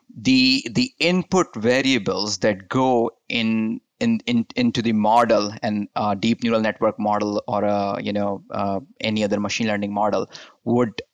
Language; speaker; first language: English; non-native, local second language; Hindi